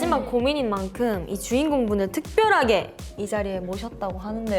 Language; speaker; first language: Korean; native; Korean